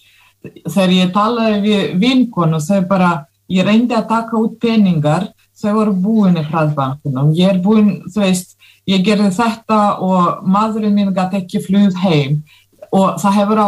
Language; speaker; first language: Icelandic; non-native, fluent; Russian